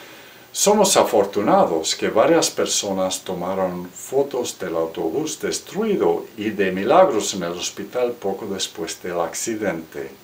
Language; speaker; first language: Spanish; non-native, local second language; English